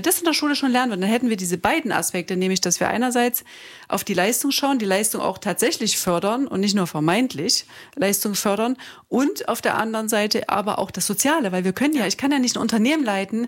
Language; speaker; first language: German; native; German